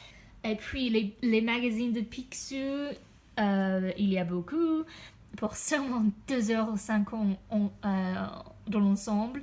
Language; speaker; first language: French; non-native, learner; English